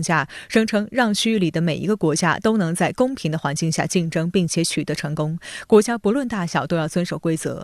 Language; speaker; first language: Chinese; native; Chinese